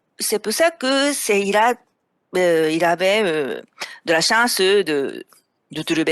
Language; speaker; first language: French; non-native, fluent; Japanese